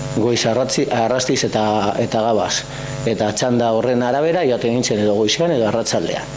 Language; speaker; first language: Basque; non-native, local second language; Spanish